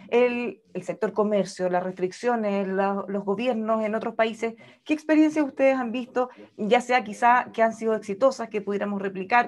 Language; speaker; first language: Spanish; native; Spanish